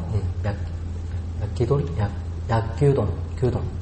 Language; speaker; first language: Japanese; non-native, learner; Korean